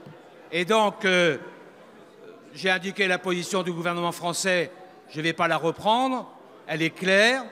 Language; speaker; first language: French; native; French